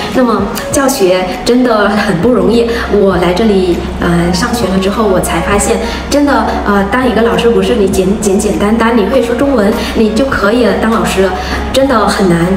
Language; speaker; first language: Chinese; non-native, fluent; Vietnamese